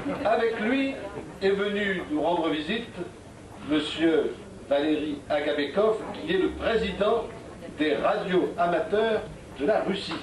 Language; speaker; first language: French; native; French